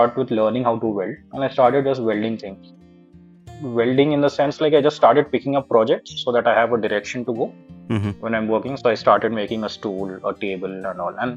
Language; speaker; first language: English; non-native, local second language; Urdu